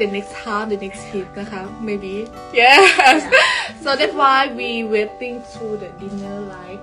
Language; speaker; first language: English; non-native, learner; Thai